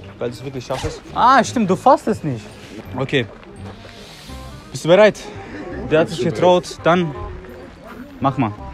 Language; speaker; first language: German; non-native, learner; Persian